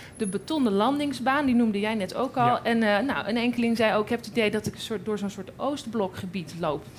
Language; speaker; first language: Dutch; native; Dutch